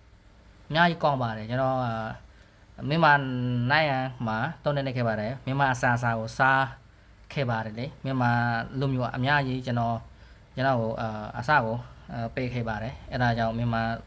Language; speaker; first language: Burmese; non-native, learner; Khmer